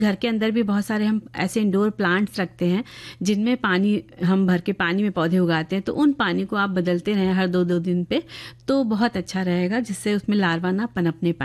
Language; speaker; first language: Hindi; native; Hindi